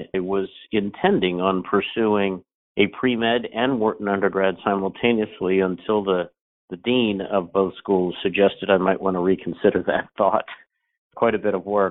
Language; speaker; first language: English; native; English